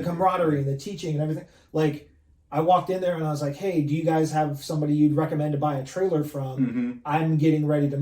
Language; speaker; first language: English; native; English